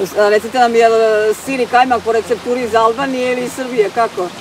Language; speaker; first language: Croatian; native; Croatian